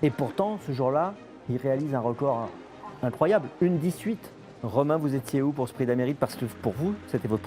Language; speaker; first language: French; native; French